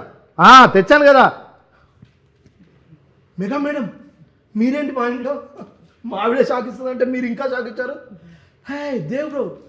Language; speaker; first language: Telugu; native; Telugu